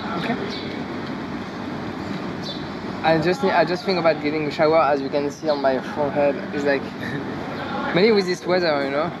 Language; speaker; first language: English; non-native, learner; French